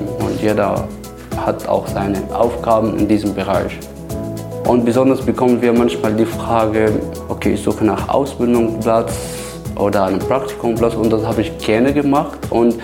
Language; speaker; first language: German; non-native, fluent; Arabic